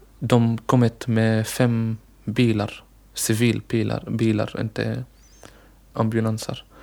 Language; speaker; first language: Swedish; non-native, learner; Arabic